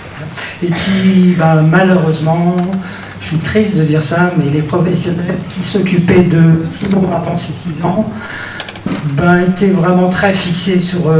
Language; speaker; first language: French; native; French